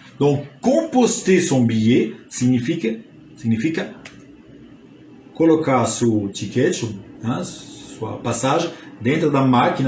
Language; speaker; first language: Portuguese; non-native, fluent; French